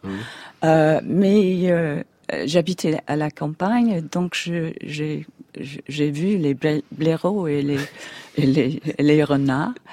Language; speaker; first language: French; non-native, fluent; English